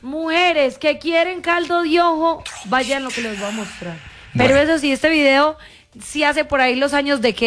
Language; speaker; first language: Spanish; native; Spanish